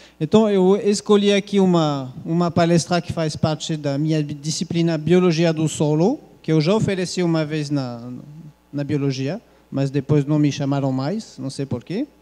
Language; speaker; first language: Portuguese; non-native, fluent; French